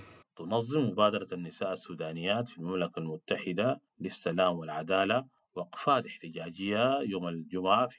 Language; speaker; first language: Arabic; native; Arabic